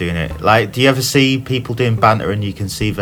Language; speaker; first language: English; native; English